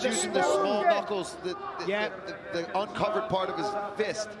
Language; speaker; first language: English; native; English